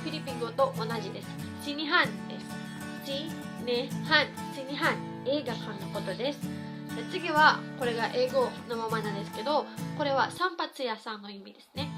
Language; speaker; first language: Japanese; non-native, fluent; Cebuano